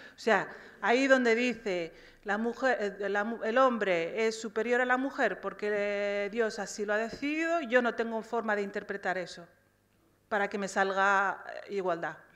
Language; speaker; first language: Spanish; early bilingual, other home language; Riffian